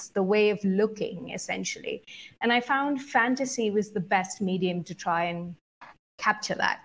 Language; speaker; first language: English; native; English